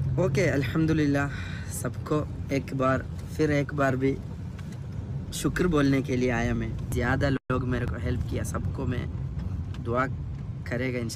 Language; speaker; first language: Hindi; non-native, local second language; Malayalam